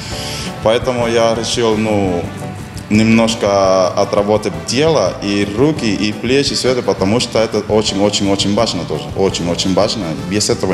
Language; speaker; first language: Russian; non-native, fluent; Spanish